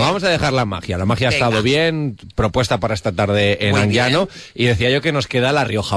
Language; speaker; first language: Spanish; native; Spanish